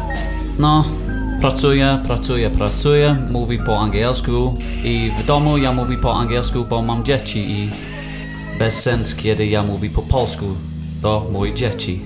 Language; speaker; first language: Polish; non-native, learner; English